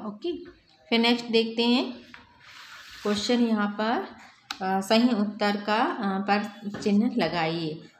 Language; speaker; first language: Hindi; native; Hindi